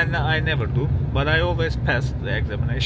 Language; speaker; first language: English; non-native, learner; Turkish